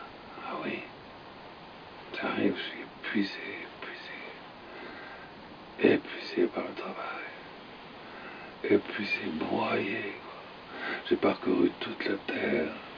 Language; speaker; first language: French; native; French